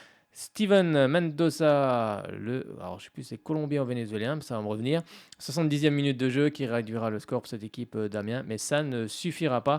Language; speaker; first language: French; native; French